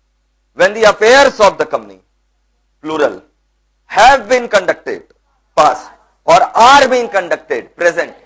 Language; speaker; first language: English; non-native, local second language; Hindi